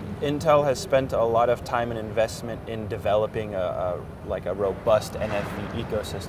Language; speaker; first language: English; native; English